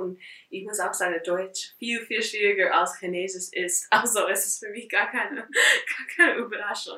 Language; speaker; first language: German; non-native, fluent; English